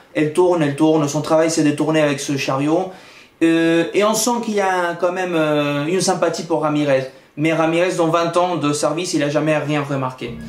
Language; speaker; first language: French; non-native, fluent; Spanish